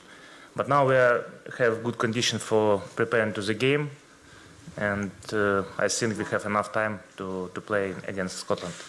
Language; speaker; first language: English; non-native, learner; Ukrainian